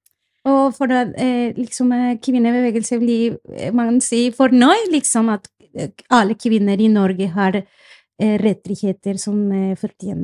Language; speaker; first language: Norwegian; non-native, fluent; Spanish